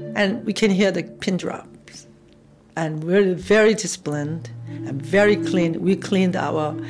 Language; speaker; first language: English; non-native, fluent; Korean